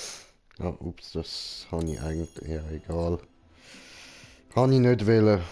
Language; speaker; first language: German; native; German